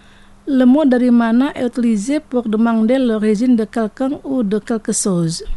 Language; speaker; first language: French; non-native, fluent; Indonesian